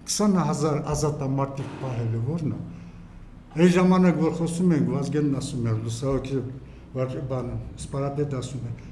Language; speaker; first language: Armenian; native; Armenian